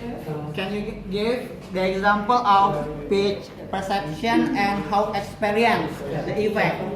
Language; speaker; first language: English; non-native, learner; Indonesian